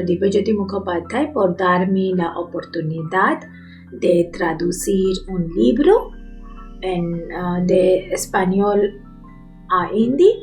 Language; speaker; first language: Spanish; non-native, learner; Bangla